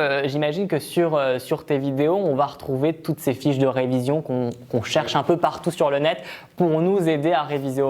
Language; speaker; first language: French; native; French